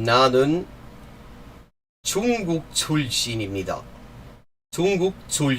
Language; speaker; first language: Korean; non-native, learner; English